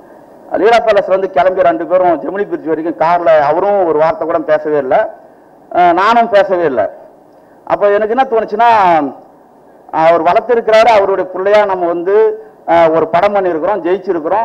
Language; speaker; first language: Tamil; native; Tamil